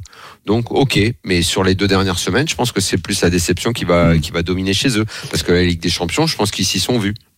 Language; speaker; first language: French; native; French